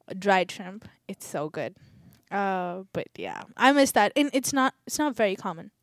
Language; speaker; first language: English; non-native, local second language; Telugu